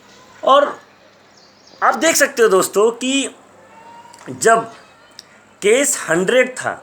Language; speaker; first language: Hindi; native; Hindi